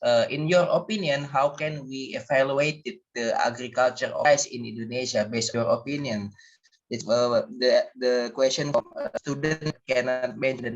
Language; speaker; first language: English; non-native, learner; Indonesian